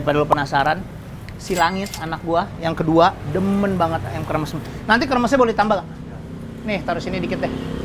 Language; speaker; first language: Indonesian; native; Indonesian